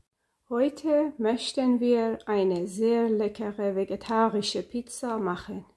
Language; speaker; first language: German; non-native, fluent; Persian